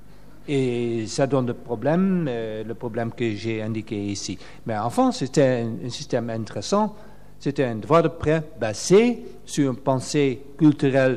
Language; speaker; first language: French; non-native, fluent; Dutch